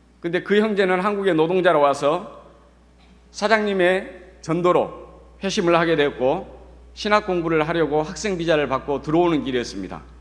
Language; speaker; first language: Korean; native; Korean